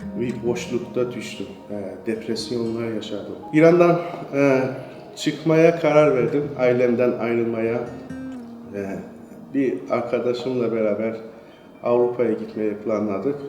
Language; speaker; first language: Turkish; non-native, fluent; Persian